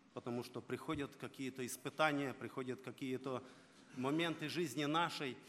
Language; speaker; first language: Russian; non-native, local second language; Ukrainian